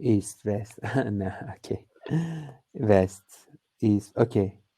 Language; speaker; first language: English; non-native, learner; Turkish